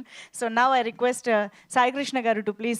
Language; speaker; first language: Telugu; native; Telugu